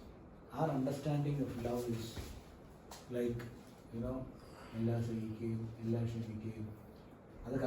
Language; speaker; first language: Malayalam; native; Malayalam